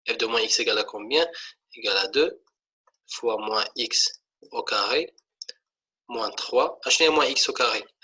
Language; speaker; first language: French; non-native, local second language; Arabic